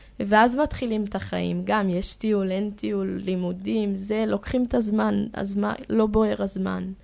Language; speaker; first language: Hebrew; early bilingual, heritage; Hebrew